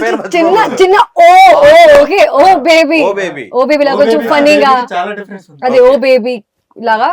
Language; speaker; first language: Telugu; non-native, fluent; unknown